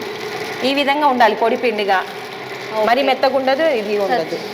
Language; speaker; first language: Telugu; native; Telugu